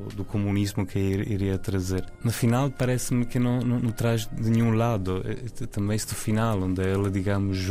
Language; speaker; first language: Portuguese; non-native, fluent; Italian